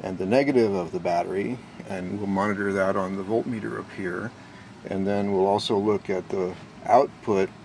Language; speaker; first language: English; native; English